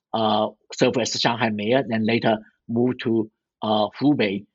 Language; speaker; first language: English; non-native, fluent; Chinese